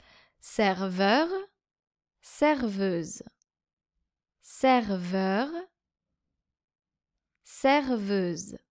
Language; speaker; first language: French; native; French